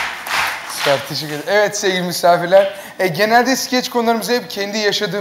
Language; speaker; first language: Turkish; native; Turkish